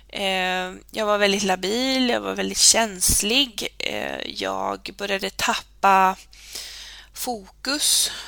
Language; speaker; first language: Swedish; early bilingual, other home language; Spanish